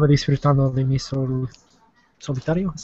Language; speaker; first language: Spanish; non-native, learner; English